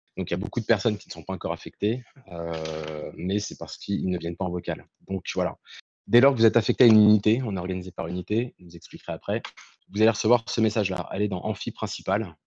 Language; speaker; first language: French; native; French